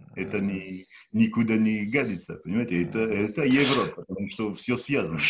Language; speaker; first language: Russian; non-native, learner; French